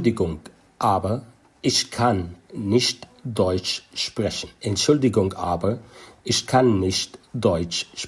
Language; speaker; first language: German; non-native, fluent; Arabic